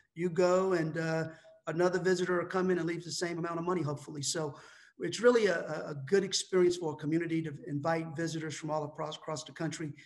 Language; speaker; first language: English; native; English